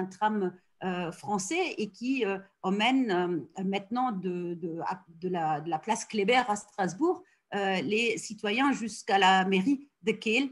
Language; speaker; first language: French; non-native, fluent; German